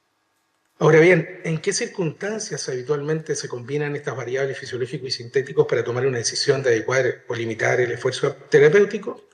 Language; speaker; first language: Spanish; native; Spanish